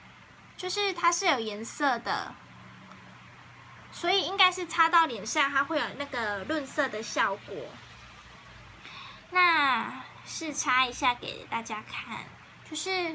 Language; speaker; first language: Chinese; native; Chinese